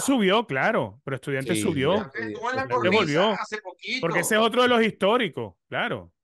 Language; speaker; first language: Spanish; native; Spanish